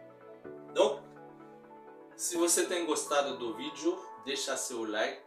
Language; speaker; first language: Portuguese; non-native, fluent; Haitian Creole